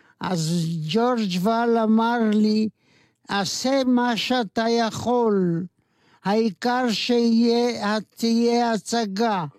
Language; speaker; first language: Hebrew; non-native, fluent; Yiddish